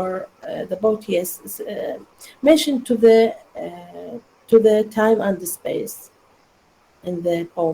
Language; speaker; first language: English; non-native, learner; Arabic